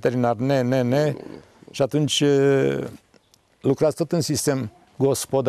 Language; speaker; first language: Romanian; native; Romanian